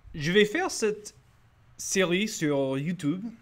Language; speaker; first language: French; non-native, fluent; English